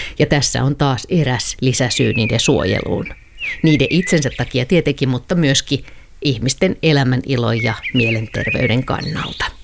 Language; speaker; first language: Finnish; native; Finnish